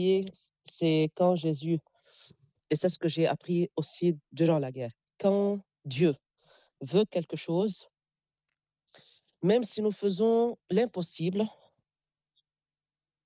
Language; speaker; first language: French; non-native, local second language; Arabic